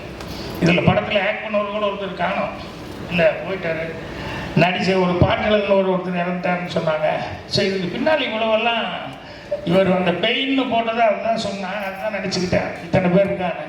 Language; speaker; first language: Tamil; native; Tamil